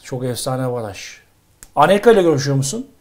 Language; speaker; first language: Turkish; native; Turkish